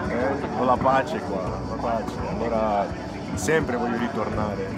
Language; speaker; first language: Italian; early bilingual, other home language; English